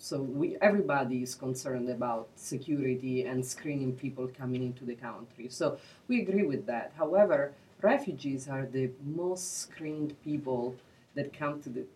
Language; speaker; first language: English; non-native, fluent; Italian